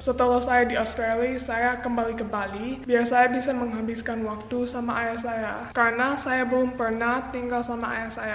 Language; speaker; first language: Indonesian; non-native, local second language; English